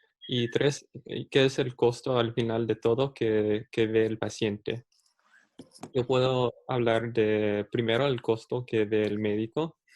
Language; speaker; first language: Spanish; early bilingual, heritage; Spanish